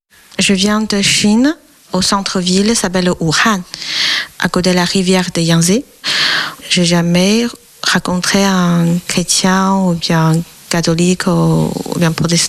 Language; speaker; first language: French; non-native, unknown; Chinese